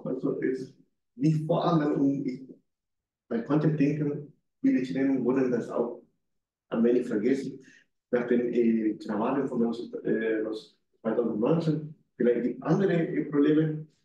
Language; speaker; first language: German; non-native, learner; Spanish